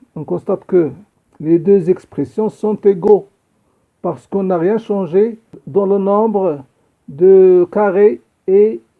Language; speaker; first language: French; non-native, local second language; Arabic